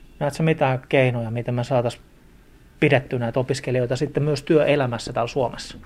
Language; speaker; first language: Finnish; native; Finnish